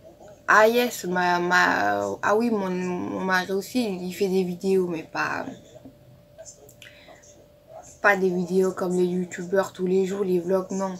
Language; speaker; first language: French; non-native, local second language; Morisyen